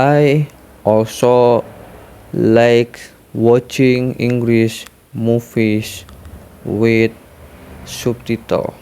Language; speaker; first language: English; non-native, learner; Indonesian